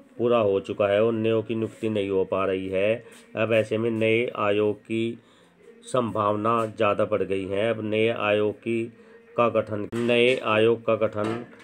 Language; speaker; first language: Hindi; native; Hindi